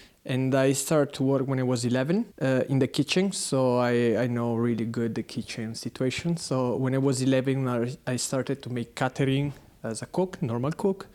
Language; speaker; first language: English; non-native, learner; Italian